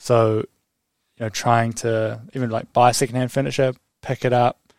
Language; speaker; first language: English; native; English